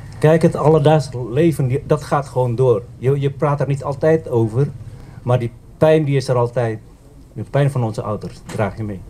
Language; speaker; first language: Dutch; early bilingual, other home language; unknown